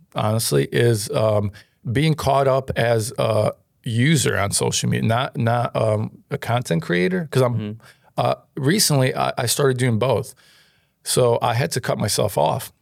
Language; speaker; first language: English; non-native, fluent; Ukrainian